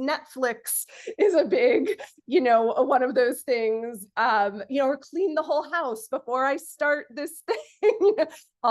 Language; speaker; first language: English; native; English